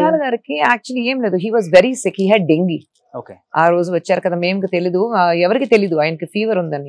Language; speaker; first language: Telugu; non-native, fluent; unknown